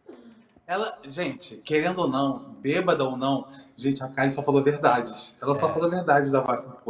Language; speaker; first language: Portuguese; native; Portuguese